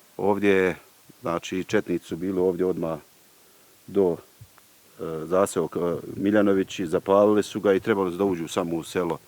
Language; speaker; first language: Bosnian; native; Bosnian